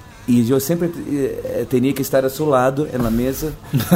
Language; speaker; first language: Spanish; non-native, fluent; Portuguese